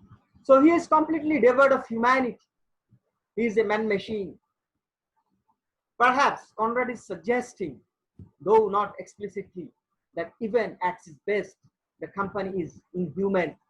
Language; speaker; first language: English; non-native, local second language; Bangla